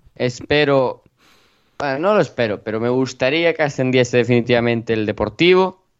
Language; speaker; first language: Spanish; native; Spanish